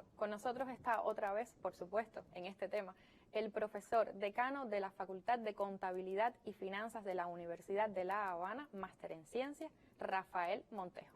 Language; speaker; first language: Spanish; native; Spanish